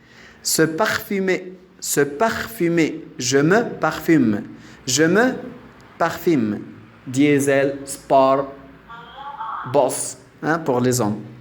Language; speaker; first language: French; non-native, local second language; Arabic